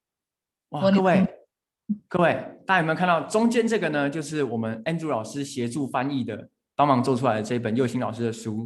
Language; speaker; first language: Chinese; native; Chinese